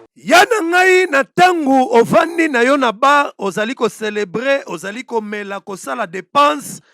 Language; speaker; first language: Lingala; native; Lingala